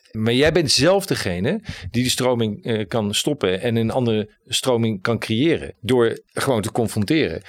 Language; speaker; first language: Dutch; native; Dutch